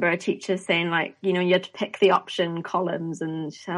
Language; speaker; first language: English; native; English